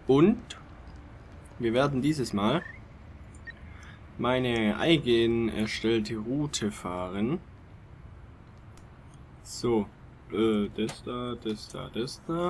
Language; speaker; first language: German; native; German